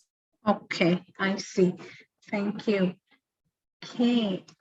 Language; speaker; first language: English; non-native, fluent; Indonesian